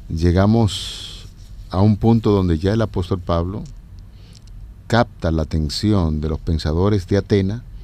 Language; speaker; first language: Spanish; native; Spanish